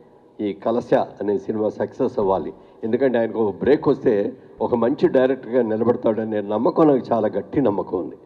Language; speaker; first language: Telugu; native; Telugu